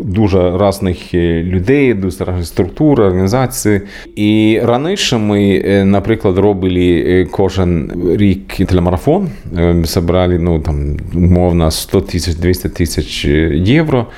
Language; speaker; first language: Ukrainian; non-native, learner; Swedish